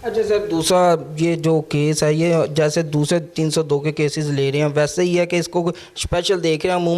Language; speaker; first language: Urdu; non-native, local second language; Punjabi